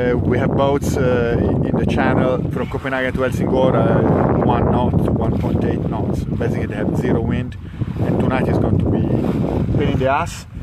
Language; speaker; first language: English; non-native, fluent; Italian